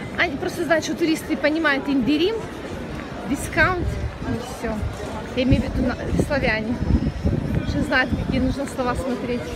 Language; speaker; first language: Russian; non-native, local second language; Ukrainian